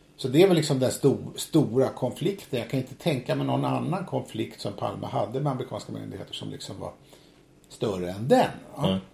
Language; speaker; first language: Swedish; native; Swedish